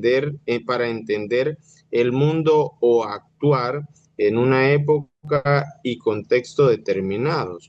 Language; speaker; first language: Spanish; native; Spanish